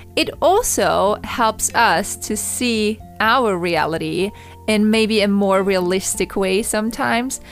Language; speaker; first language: English; non-native, fluent; German